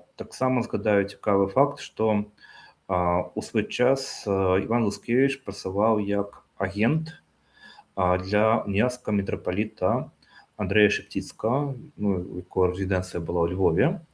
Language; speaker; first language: Belarusian; non-native, local second language; Russian